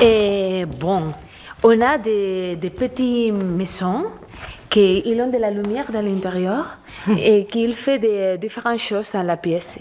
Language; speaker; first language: French; non-native, learner; Spanish